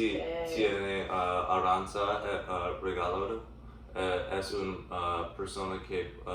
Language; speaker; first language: Spanish; non-native, learner; English